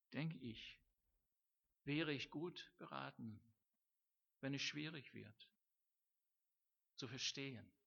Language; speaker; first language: German; non-native, fluent; English